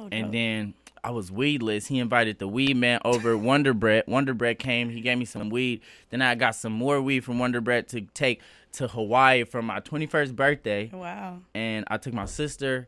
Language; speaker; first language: English; native; English